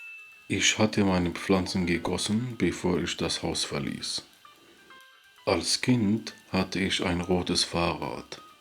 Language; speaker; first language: German; non-native, fluent; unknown